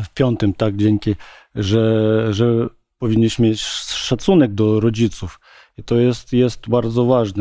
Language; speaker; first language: Polish; non-native, learner; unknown